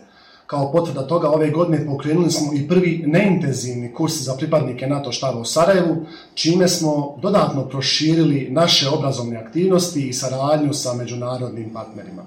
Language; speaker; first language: Serbian; native; Serbian